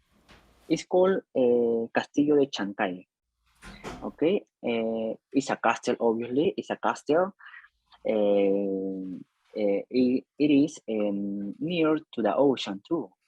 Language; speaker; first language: English; non-native, learner; Spanish